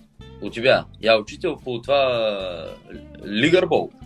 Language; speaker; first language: Russian; non-native, learner; Bulgarian